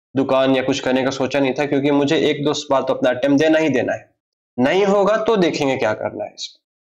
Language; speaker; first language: Hindi; native; Hindi